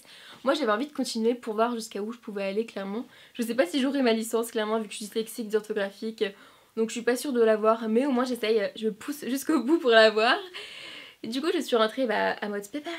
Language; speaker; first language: French; native; French